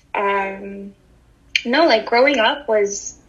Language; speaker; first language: English; native; English